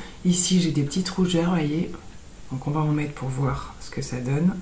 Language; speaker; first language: French; native; French